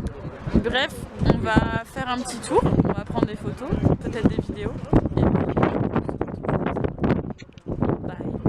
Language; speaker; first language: French; native; French